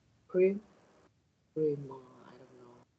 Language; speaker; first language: English; non-native, learner; Thai